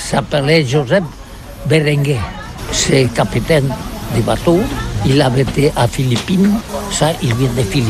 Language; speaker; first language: French; non-native, learner; Catalan